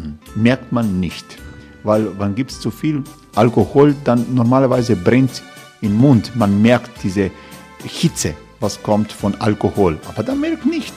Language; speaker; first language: German; non-native, learner; Croatian